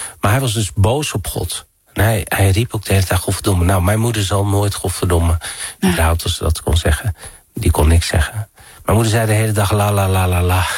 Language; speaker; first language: Dutch; early bilingual, other home language; Arabic